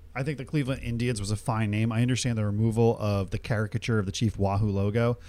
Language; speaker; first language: English; early bilingual, other home language; Hindi